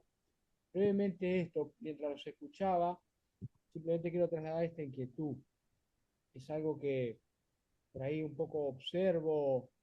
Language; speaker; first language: Spanish; native; Spanish